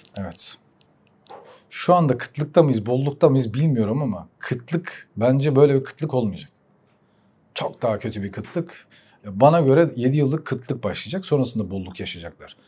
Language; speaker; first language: Turkish; early bilingual, heritage; Turkish